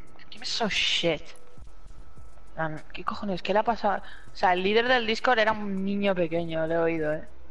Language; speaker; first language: Spanish; native; Spanish